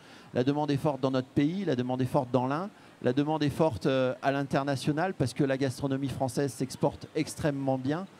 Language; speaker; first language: French; native; French